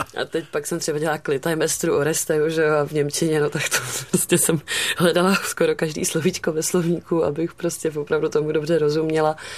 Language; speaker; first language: Czech; native; Czech